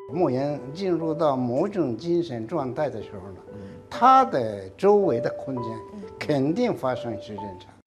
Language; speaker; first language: Chinese; non-native, fluent; Japanese